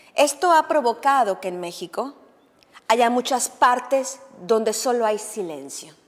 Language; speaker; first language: Spanish; native; Spanish